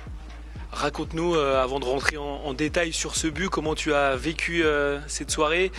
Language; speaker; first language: French; native; French